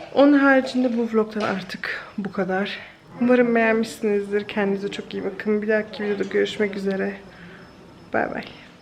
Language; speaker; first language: Turkish; early bilingual, other home language; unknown